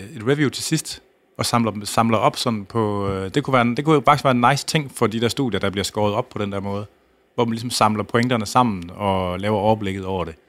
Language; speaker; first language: Danish; native; Danish